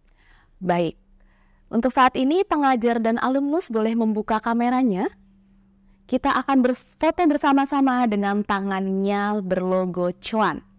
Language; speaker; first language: Indonesian; native; Indonesian